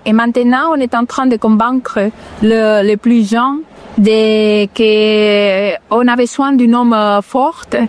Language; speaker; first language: French; non-native, fluent; Spanish